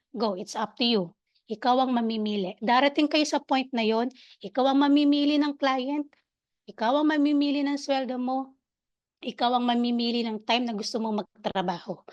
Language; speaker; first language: Filipino; native; Filipino